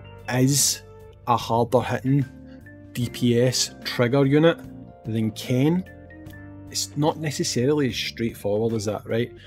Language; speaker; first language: English; native; English